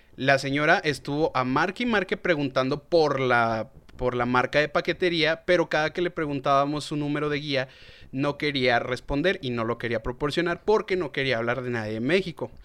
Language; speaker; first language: Spanish; native; Spanish